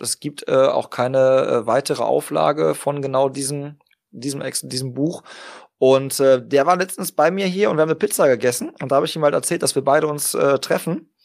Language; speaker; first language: German; native; German